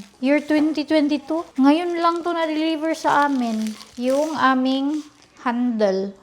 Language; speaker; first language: Filipino; non-native, local second language; Cebuano